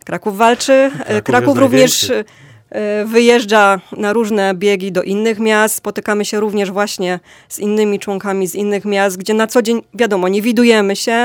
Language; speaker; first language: Polish; native; Polish